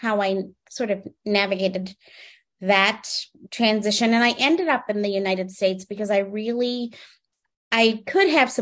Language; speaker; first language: English; non-native, local second language; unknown